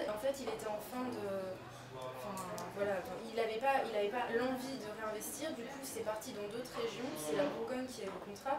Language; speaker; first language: French; native; French